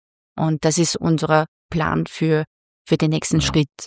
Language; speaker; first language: German; non-native, fluent; Chinese